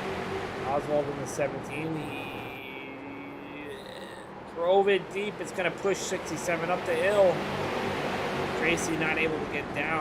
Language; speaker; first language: English; native; English